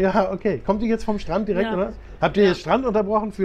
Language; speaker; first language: German; native; German